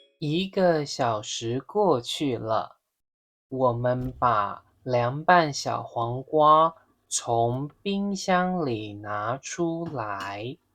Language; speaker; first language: Chinese; native; Chinese